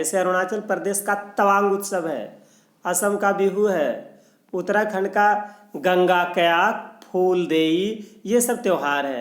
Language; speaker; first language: Hindi; non-native, local second language; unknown